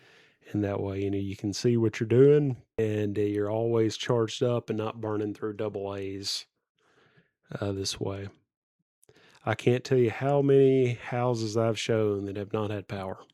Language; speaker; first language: English; native; English